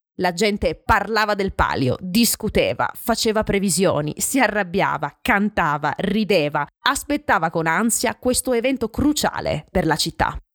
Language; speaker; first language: Italian; native; Italian